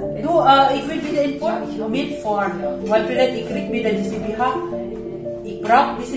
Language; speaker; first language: German; non-native, learner; Filipino